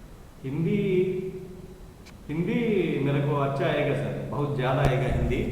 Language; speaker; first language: Hindi; non-native, local second language; Telugu